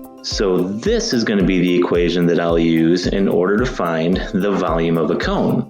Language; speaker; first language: English; native; English